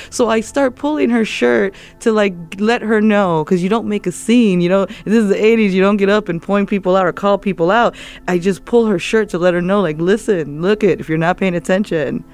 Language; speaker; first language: English; early bilingual, other home language; Spanish